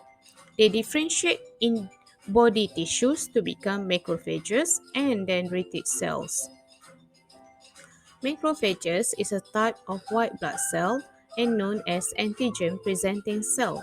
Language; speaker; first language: English; non-native, fluent; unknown